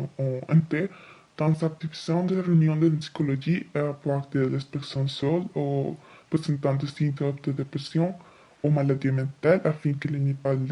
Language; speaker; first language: French; non-native, learner; Spanish